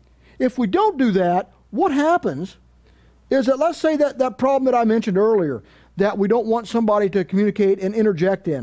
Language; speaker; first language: English; native; English